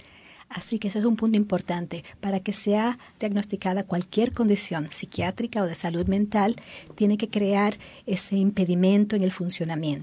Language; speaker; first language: Spanish; native; Spanish